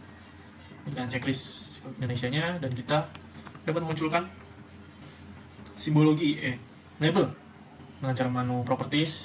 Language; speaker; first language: Indonesian; native; Indonesian